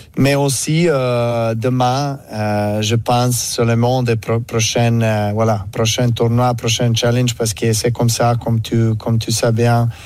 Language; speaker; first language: French; non-native, learner; Serbian